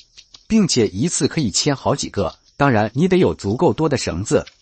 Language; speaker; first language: Chinese; native; Chinese